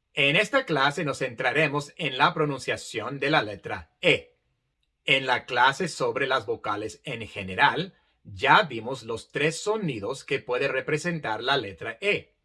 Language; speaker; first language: Spanish; non-native, fluent; English